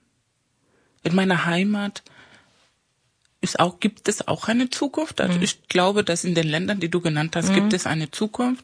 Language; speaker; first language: German; early bilingual, other home language; Spanish